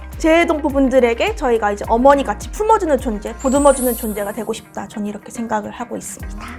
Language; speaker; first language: Korean; native; Korean